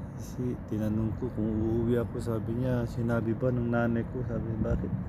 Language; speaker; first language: Filipino; non-native, local second language; Cebuano